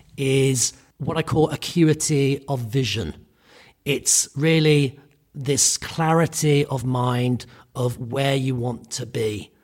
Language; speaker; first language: English; native; English